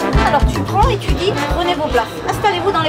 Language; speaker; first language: French; native; French